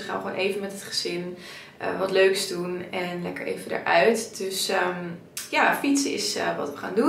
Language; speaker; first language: Dutch; native; Dutch